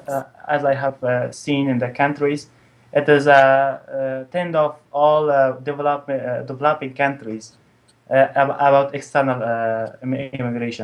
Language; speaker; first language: English; non-native, fluent; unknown